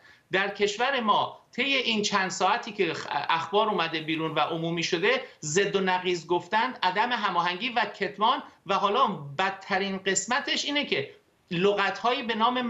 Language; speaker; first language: Persian; native; Persian